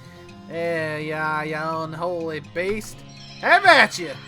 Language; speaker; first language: English; native; English